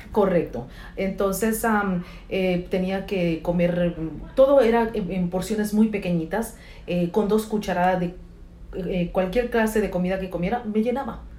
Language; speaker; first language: Spanish; early bilingual, heritage; English